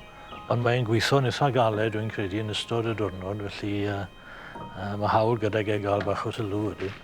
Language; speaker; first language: Welsh; native; Welsh